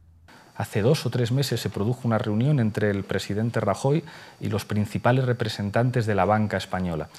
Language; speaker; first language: Spanish; native; Spanish